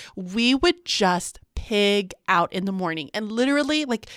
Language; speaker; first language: English; native; English